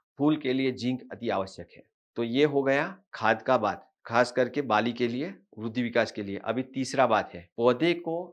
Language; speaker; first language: Hindi; non-native, local second language; Marathi